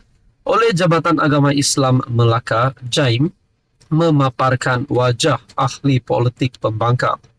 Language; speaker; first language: Malay; native; Malay